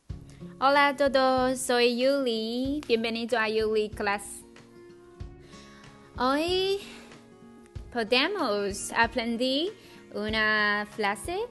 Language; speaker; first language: Spanish; non-native, learner; Chinese